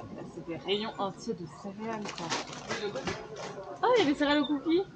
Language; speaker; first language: French; native; French